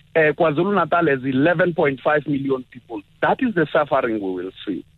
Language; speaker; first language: English; non-native, local second language; Tsonga